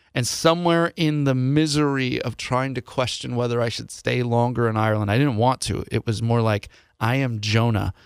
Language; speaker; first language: English; native; English